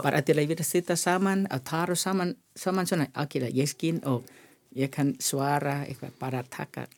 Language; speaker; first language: Icelandic; non-native, learner; Thai